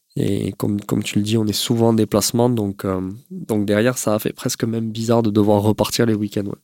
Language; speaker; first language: French; native; French